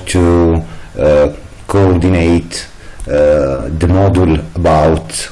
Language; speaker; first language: English; non-native, learner; Italian